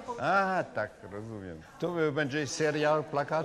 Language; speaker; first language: Polish; non-native, fluent; French